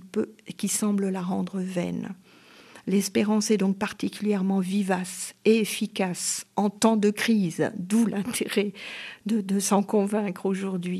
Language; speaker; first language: French; native; French